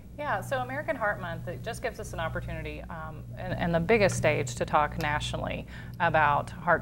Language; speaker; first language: English; native; English